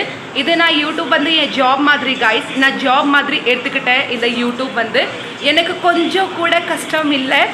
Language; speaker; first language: Tamil; non-native, local second language; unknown